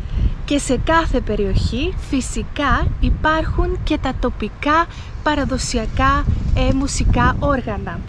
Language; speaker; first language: Greek; native; Greek